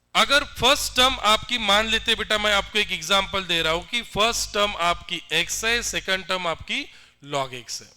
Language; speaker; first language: Hindi; non-native, local second language; Marathi